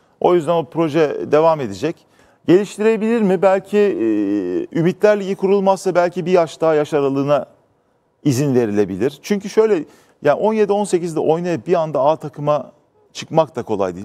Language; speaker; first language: Turkish; native; Turkish